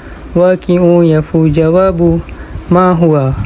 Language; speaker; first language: Arabic; non-native, learner; Malay